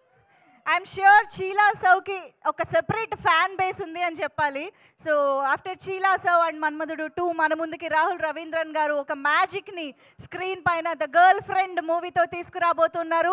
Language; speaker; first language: Telugu; native; Telugu